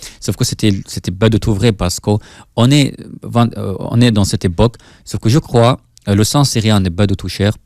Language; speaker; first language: French; non-native, fluent; Arabic